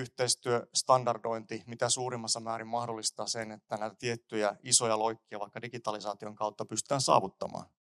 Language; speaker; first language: Finnish; native; Finnish